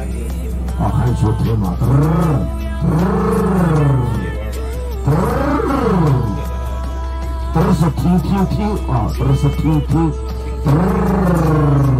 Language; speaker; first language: Chinese; non-native, local second language; Uzbek